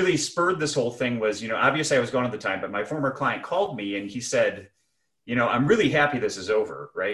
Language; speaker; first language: English; native; English